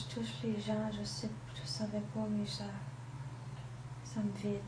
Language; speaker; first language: French; non-native, local second language; English